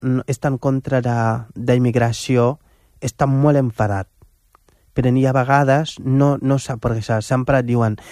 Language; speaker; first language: Catalan; non-native, fluent; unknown